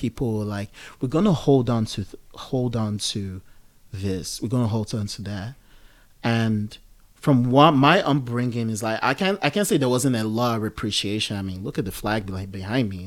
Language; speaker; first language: English; non-native, local second language; Yoruba